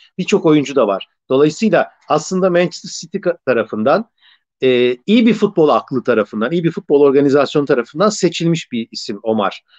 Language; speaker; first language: Turkish; native; Turkish